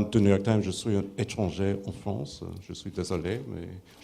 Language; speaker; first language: French; non-native, fluent; English